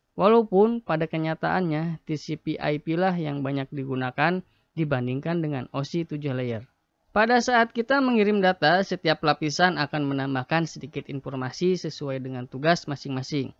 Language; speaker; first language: Indonesian; native; Indonesian